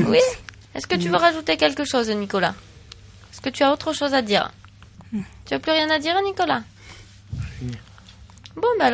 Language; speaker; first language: French; native; French